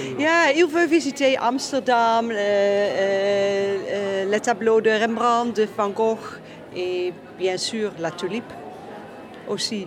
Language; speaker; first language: French; non-native, learner; Dutch